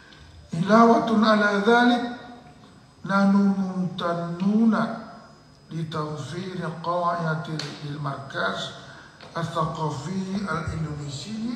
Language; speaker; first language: Arabic; non-native, learner; Indonesian